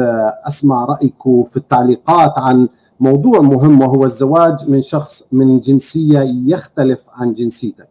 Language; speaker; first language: Arabic; native; Arabic